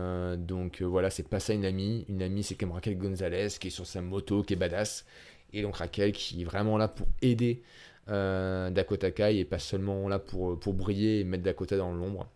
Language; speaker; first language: French; native; French